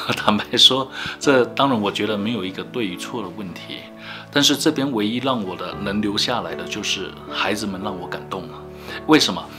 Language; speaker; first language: Chinese; native; Chinese